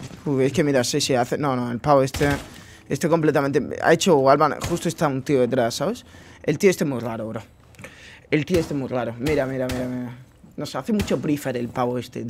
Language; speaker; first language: Spanish; native; Spanish